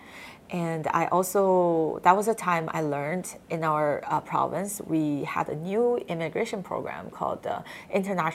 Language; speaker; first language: English; non-native, fluent; Chinese